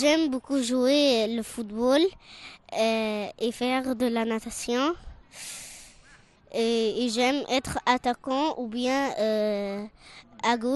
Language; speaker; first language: French; non-native, fluent; Arabic